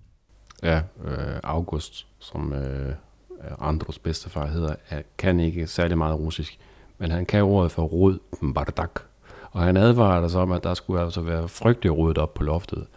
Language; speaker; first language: Danish; native; Danish